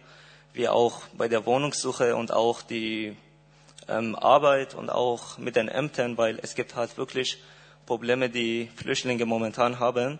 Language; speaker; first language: German; non-native, fluent; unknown